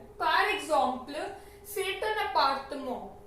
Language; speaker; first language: French; non-native, fluent; Hindi